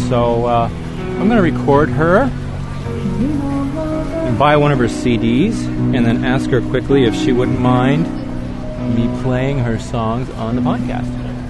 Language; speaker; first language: English; native; English